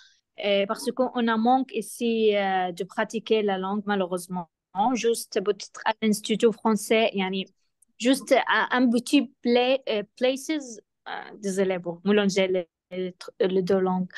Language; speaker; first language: French; non-native, learner; Arabic